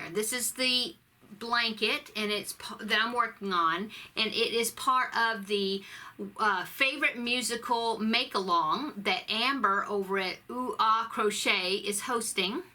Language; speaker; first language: English; native; English